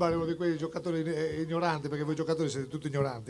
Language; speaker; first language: Italian; native; Italian